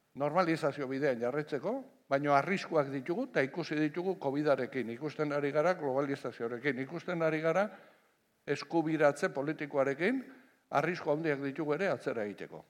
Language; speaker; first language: Basque; non-native, local second language; Spanish